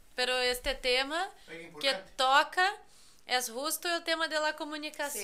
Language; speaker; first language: Spanish; non-native, fluent; Portuguese